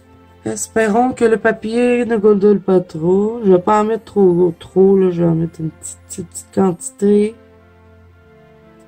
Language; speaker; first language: French; native; French